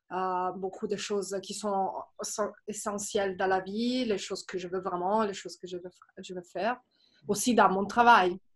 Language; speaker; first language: French; non-native, fluent; Italian